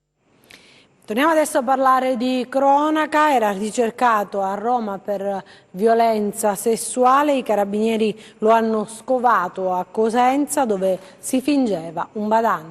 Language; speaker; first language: Italian; native; Italian